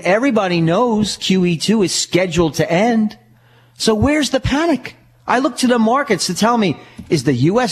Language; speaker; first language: English; native; English